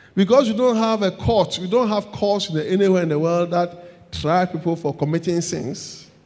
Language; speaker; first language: English; non-native, local second language; Akan